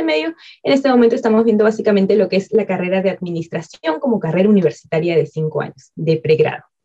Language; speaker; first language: Spanish; native; Spanish